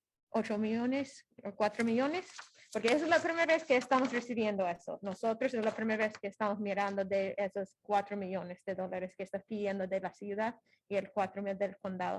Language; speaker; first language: Spanish; non-native, fluent; English